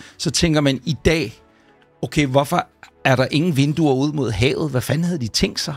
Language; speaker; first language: Danish; native; Danish